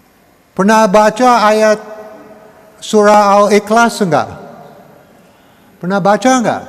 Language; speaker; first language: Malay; non-native, learner; English